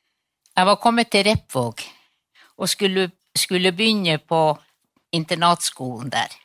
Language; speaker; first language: Norwegian; non-native, local second language; Northern Sami